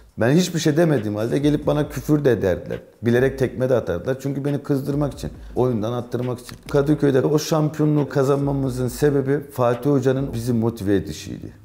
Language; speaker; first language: Turkish; early bilingual, heritage; Turkish